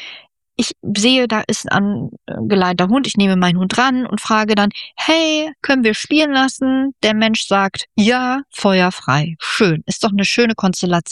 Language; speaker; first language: German; native; German